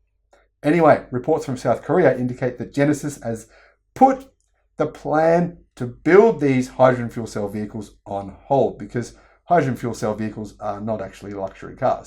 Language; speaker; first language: English; native; English